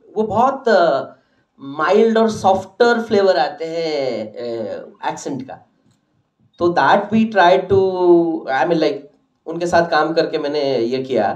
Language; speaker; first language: Hindi; non-native, local second language; Odia